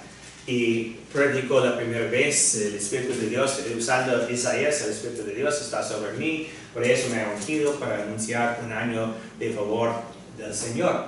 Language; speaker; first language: Spanish; non-native, fluent; English